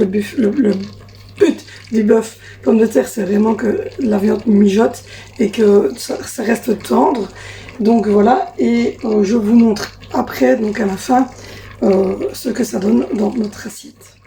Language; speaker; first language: French; native; French